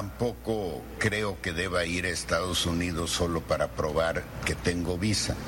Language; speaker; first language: Spanish; native; Spanish